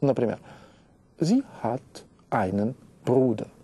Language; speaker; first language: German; non-native, fluent; Russian